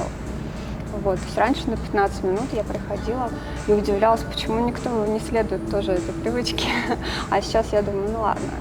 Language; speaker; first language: Russian; native; Russian